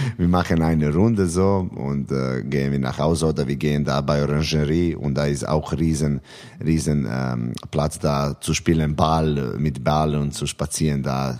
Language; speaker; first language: German; non-native, learner; Serbian